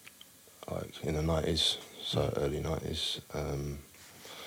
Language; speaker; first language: English; native; English